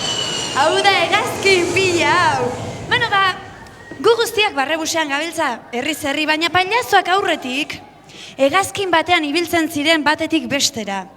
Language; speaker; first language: Basque; native; Basque